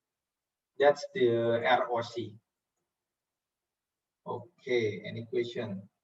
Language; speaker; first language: English; non-native, fluent; Indonesian